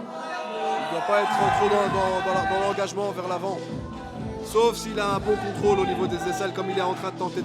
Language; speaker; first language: French; native; French